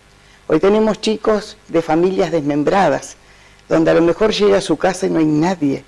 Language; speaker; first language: Spanish; native; Spanish